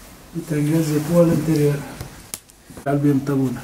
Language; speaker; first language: French; non-native, local second language; Arabic